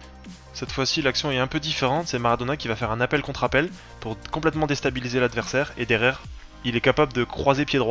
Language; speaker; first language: French; native; French